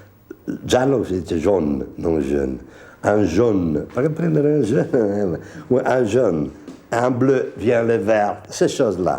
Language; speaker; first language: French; non-native, fluent; Italian